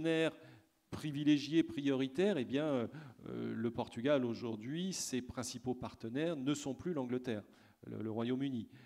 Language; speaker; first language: French; native; French